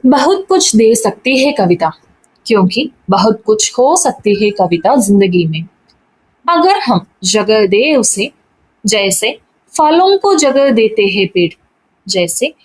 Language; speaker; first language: Hindi; non-native, local second language; Malayalam